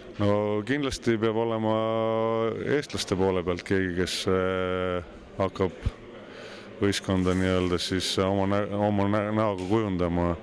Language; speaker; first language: Estonian; native; Estonian